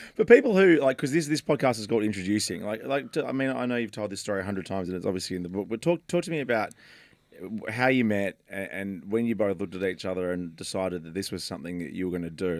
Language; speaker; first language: English; native; English